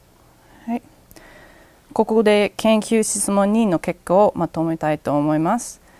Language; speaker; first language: Japanese; non-native, learner; English